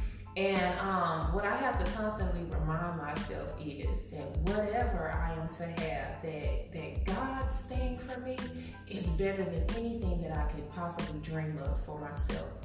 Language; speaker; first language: English; native; English